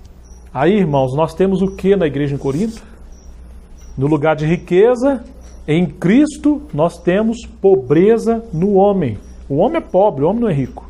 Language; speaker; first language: Portuguese; native; Portuguese